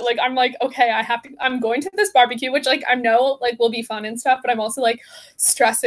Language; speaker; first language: English; native; English